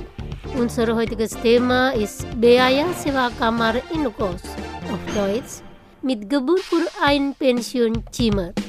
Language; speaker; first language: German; non-native, fluent; Indonesian